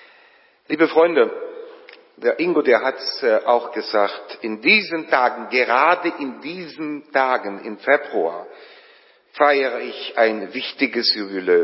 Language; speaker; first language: German; non-native, fluent; Polish